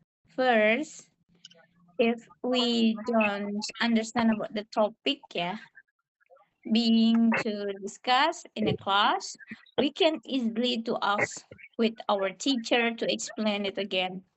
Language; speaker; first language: English; non-native, learner; Indonesian